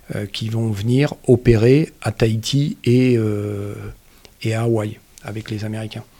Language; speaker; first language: French; native; French